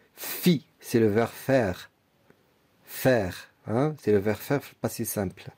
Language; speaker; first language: French; non-native, local second language; Arabic